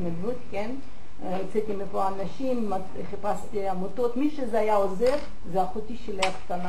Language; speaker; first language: Hebrew; non-native, fluent; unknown